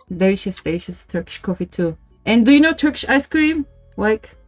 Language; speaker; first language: English; non-native, learner; Turkish